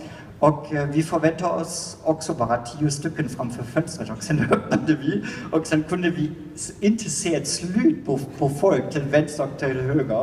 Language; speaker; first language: Swedish; non-native, fluent; German